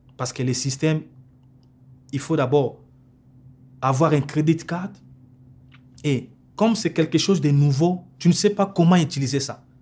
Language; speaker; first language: French; non-native, local second language; Lingala